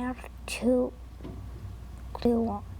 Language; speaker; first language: French; non-native, local second language; English